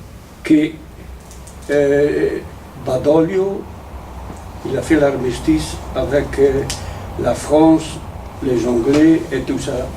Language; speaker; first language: French; non-native, fluent; Italian